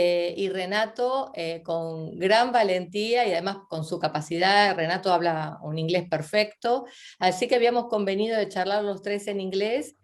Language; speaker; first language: Spanish; native; Spanish